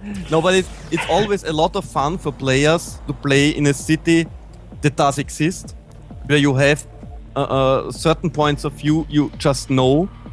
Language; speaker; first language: English; non-native, fluent; German